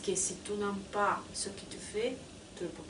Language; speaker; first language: French; non-native, fluent; Italian